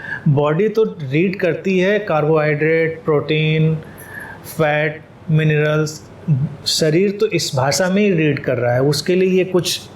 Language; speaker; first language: Hindi; native; Hindi